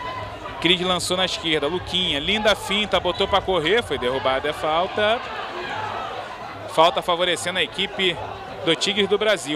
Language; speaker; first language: Portuguese; native; Portuguese